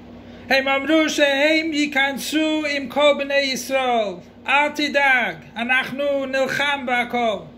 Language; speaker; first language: Hebrew; non-native, fluent; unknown